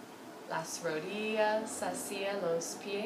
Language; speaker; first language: Spanish; non-native, fluent; English